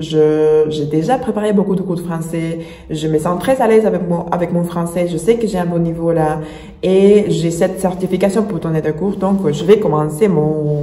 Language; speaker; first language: French; non-native, fluent; Spanish